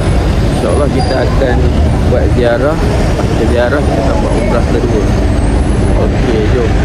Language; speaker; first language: Malay; native; Malay